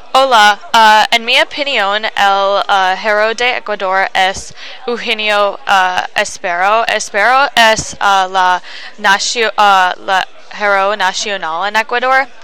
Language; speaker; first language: Spanish; non-native, learner; English